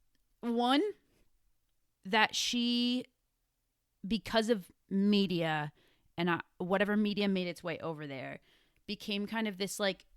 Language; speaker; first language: English; native; English